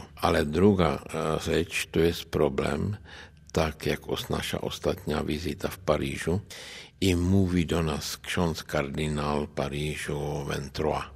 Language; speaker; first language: Polish; non-native, learner; Czech